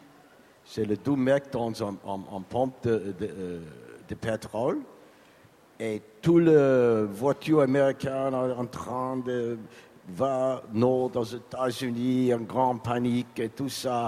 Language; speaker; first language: French; non-native, learner; English